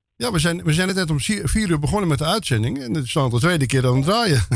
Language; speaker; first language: Dutch; native; Dutch